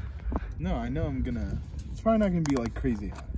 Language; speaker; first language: English; native; English